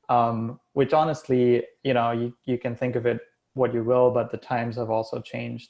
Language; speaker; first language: English; non-native, fluent; German